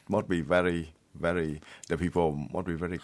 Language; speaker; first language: English; non-native, learner; Vietnamese